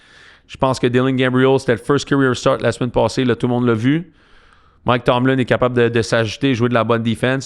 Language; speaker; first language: French; native; French